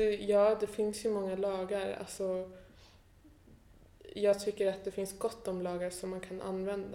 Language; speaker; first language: Swedish; early bilingual, other home language; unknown